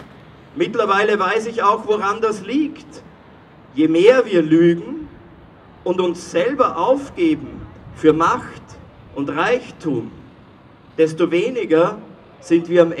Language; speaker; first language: German; native; German